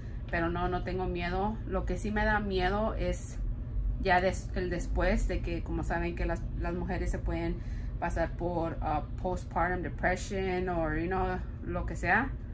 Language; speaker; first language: Spanish; early bilingual, heritage; Spanish